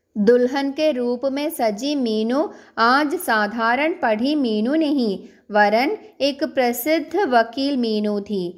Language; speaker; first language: Hindi; non-native, local second language; Malayalam